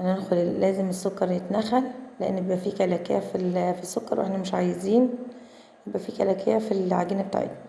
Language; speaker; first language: Arabic; native; Arabic